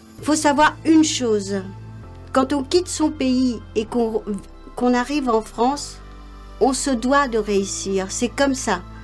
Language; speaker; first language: French; non-native, local second language; Morisyen